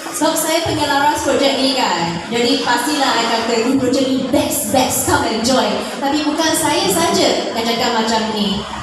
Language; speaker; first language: Malay; non-native, local second language; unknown